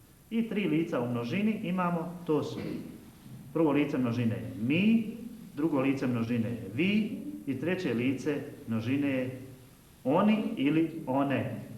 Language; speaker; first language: Bosnian; native; Bosnian